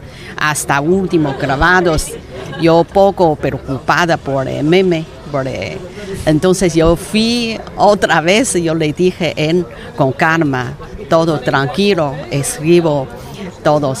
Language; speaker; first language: Spanish; non-native, learner; Chinese